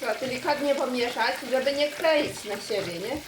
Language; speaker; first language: Polish; non-native, learner; Chinese